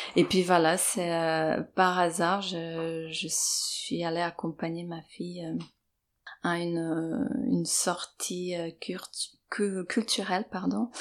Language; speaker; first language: French; non-native, fluent; Serbian